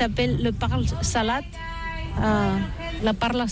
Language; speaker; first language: French; non-native, learner; Catalan